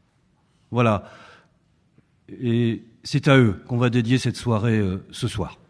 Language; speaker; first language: French; native; French